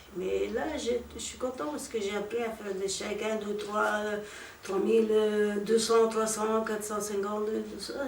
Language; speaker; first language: French; non-native, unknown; Italian